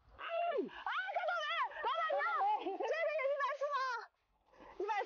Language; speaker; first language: Chinese; native; Chinese